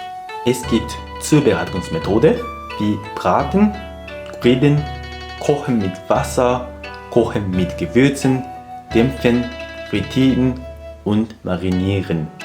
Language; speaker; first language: German; non-native, fluent; Japanese